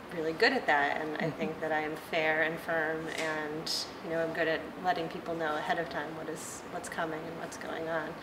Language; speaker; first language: English; native; English